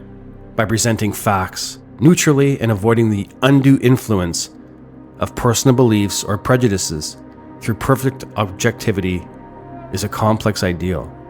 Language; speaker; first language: English; native; English